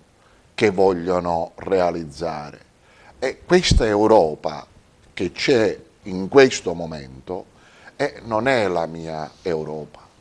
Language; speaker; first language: Italian; native; Italian